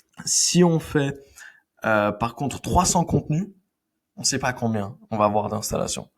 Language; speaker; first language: French; native; French